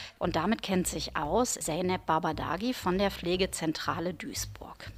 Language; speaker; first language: German; native; German